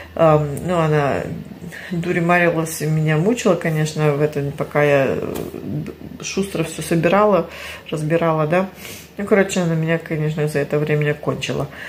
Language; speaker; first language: Russian; early bilingual, heritage; Russian